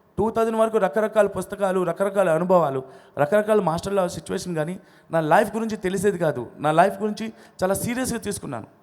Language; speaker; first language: Telugu; non-native, local second language; Odia